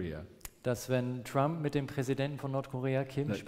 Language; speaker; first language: German; non-native, fluent; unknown